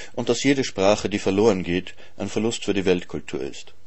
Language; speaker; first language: German; native; German